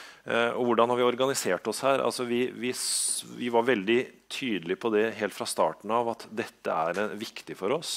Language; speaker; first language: Norwegian; native; Norwegian